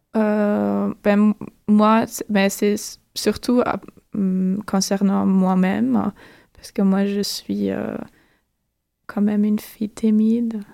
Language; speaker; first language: French; non-native, fluent; German